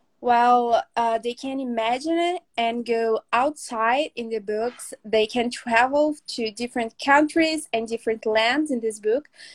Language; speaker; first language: English; non-native, fluent; Portuguese